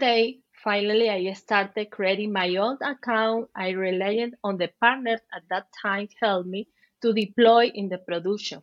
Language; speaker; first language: English; non-native, learner; Spanish